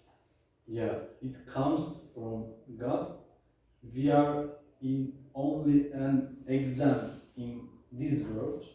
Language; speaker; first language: English; non-native, learner; Turkish